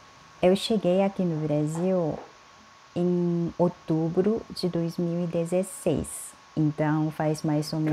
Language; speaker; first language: Portuguese; non-native, fluent; Korean